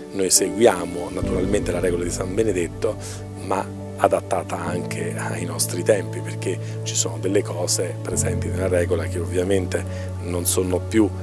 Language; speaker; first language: Italian; native; Italian